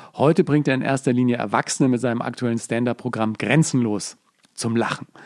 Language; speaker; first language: German; native; German